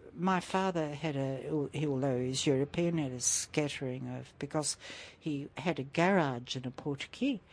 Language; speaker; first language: English; native; English